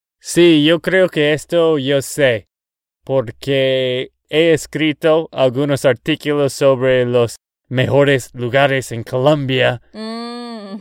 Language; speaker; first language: Spanish; non-native, learner; English